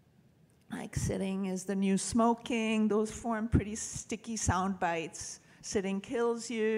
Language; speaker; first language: English; native; English